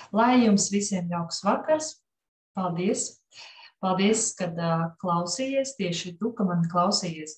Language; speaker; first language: Latvian; non-native, local second language; Russian